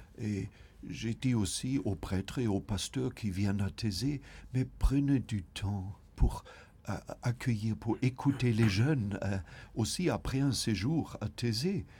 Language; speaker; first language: French; non-native, fluent; German